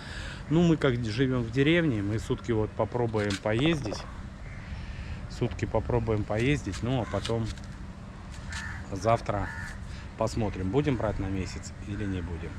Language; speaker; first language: Russian; native; Russian